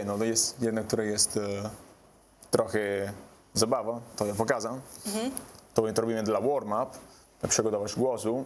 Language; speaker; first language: Polish; non-native, learner; Italian